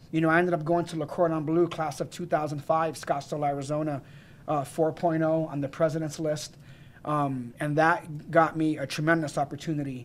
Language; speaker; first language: English; native; English